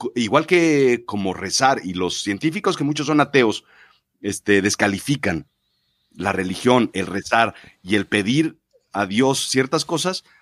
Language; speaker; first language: Spanish; native; Spanish